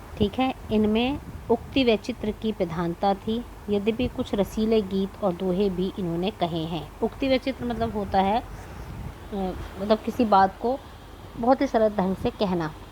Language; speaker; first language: Hindi; native; Hindi